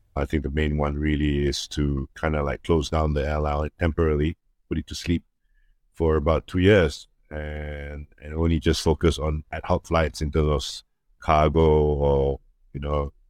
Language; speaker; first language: English; early bilingual, other home language; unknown